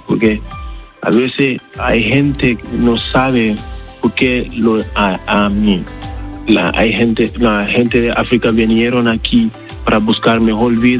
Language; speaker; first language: Spanish; non-native, learner; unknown